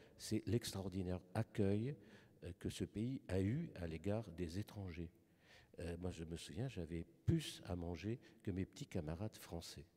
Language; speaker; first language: French; early bilingual, other home language; German